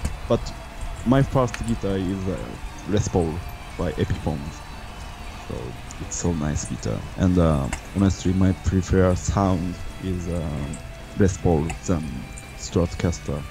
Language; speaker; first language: English; non-native, learner; Japanese